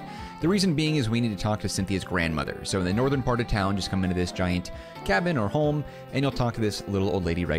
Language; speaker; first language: English; native; English